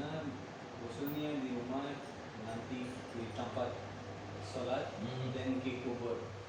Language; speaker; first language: Indonesian; non-native, learner; Urdu